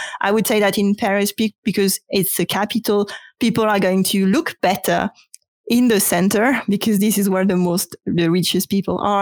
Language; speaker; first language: English; non-native, fluent; French